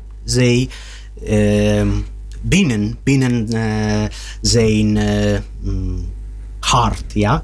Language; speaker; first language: Dutch; non-native, learner; Russian